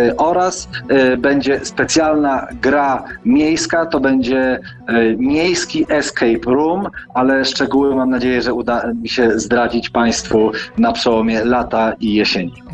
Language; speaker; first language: Polish; native; Polish